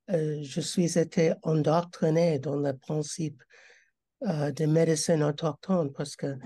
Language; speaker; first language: French; non-native, learner; English